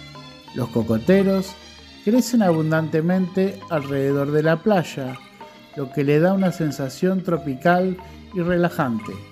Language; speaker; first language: Spanish; non-native, fluent; Indonesian